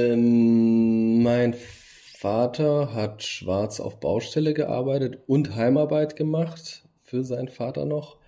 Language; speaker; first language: German; early bilingual, other home language; Bosnian